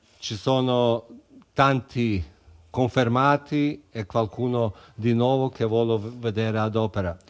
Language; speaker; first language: Italian; non-native, fluent; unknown